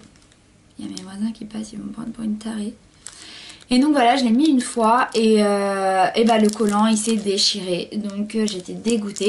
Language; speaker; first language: French; native; French